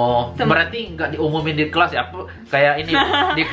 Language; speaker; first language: Indonesian; native; Indonesian